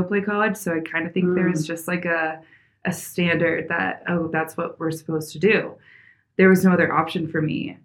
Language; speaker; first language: English; native; English